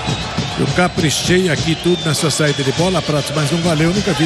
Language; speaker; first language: Portuguese; native; Portuguese